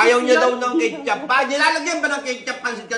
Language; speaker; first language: Filipino; native; Filipino